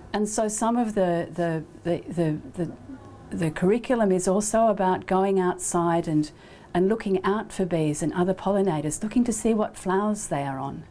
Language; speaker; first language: English; native; English